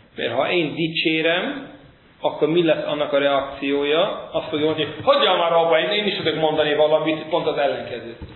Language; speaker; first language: Hungarian; non-native, fluent; English